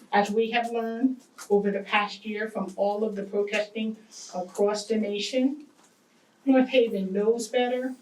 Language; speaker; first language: English; native; English